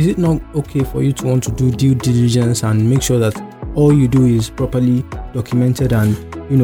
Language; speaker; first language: English; non-native, local second language; Yoruba